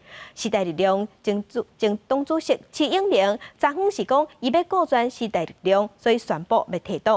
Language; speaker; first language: Chinese; native; Chinese